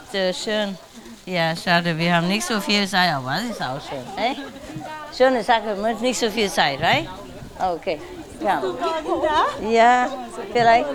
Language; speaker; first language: German; non-native, learner; Vietnamese